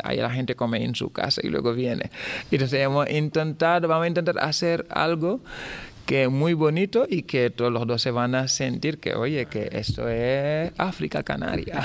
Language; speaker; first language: Spanish; non-native, fluent; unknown